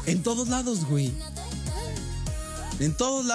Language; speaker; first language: Spanish; native; Spanish